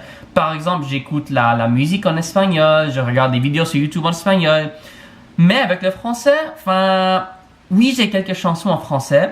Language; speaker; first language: French; non-native, fluent; English